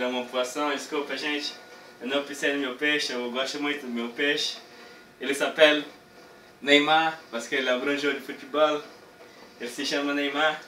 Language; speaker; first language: Portuguese; early bilingual, heritage; Portuguese